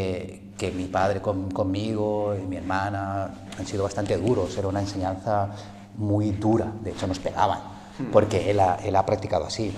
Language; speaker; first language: Spanish; early bilingual, other home language; Korean